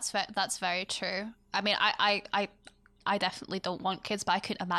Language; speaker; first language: English; native; English